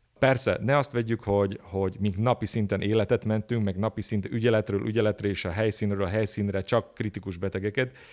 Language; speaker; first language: Hungarian; native; Hungarian